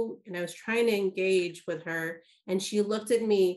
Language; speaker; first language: English; native; English